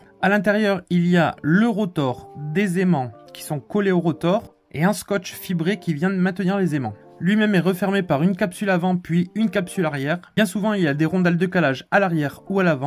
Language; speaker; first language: French; native; French